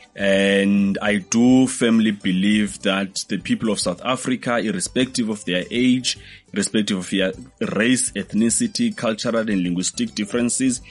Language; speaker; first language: English; non-native, local second language; Xhosa